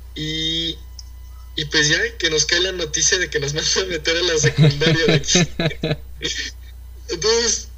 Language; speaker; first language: Spanish; early bilingual, heritage; Spanish